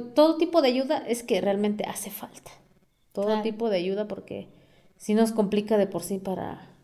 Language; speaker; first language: Spanish; non-native, local second language; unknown